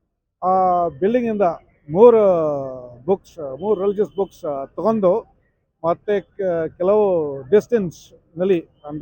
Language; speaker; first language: Kannada; non-native, fluent; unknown